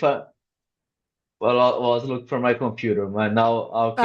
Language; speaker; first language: English; non-native, learner; Portuguese